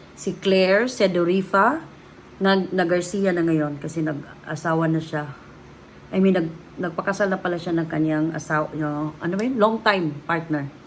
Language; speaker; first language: Filipino; non-native, local second language; Cebuano